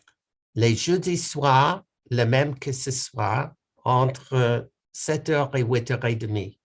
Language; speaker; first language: French; non-native, local second language; English